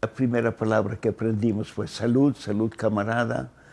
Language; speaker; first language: Spanish; non-native, fluent; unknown